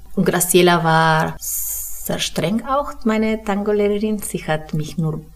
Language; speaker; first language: German; non-native, fluent; Spanish